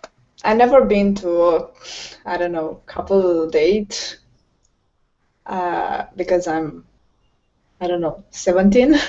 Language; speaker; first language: English; non-native, learner; Romanian